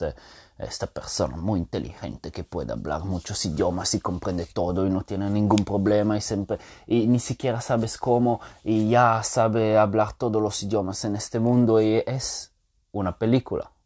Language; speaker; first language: Spanish; non-native, fluent; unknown